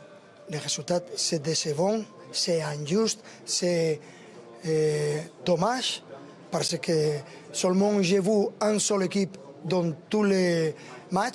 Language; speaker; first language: French; non-native, fluent; Spanish